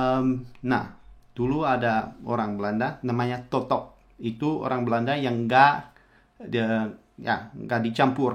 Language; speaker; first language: Indonesian; non-native, fluent; Dutch